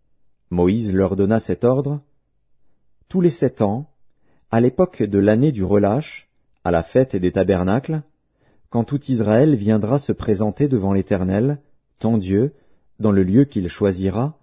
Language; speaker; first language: French; native; French